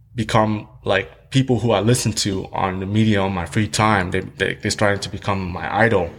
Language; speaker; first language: English; early bilingual, other home language; Vietnamese